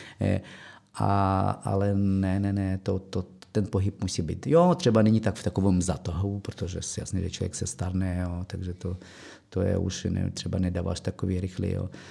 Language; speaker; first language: Czech; non-native, fluent; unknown